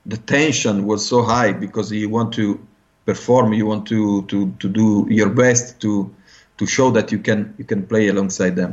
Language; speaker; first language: English; non-native, fluent; Italian